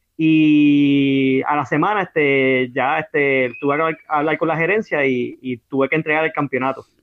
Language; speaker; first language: Spanish; native; Spanish